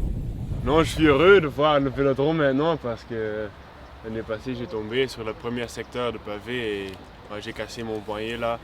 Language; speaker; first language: French; non-native, learner; Dutch